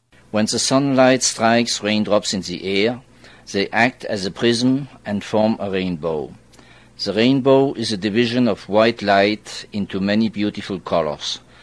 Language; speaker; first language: English; non-native, fluent; Swiss German